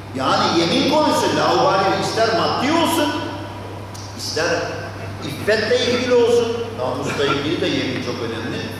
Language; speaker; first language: Turkish; non-native, fluent; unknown